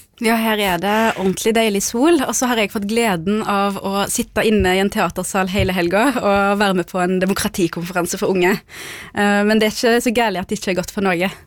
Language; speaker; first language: Norwegian; early bilingual, other home language; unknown